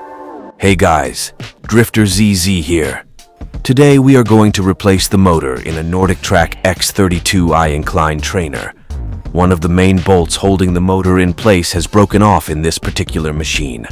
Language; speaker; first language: English; native; English